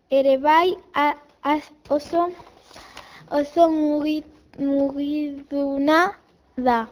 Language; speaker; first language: Basque; non-native, learner; Spanish